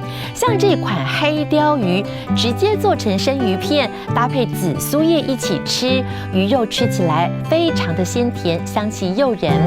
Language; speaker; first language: Chinese; native; Chinese